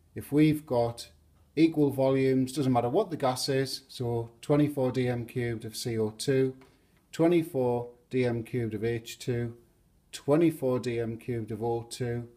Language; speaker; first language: English; native; English